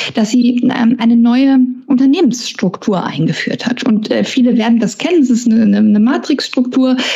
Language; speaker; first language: German; native; German